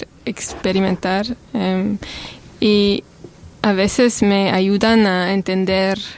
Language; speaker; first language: Spanish; non-native, learner; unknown